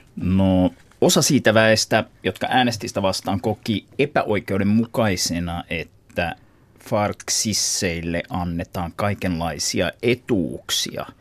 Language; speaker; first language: Finnish; native; Finnish